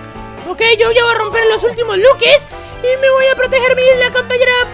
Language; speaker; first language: Spanish; native; Spanish